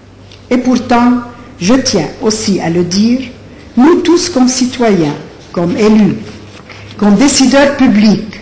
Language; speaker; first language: French; non-native, local second language; Arabic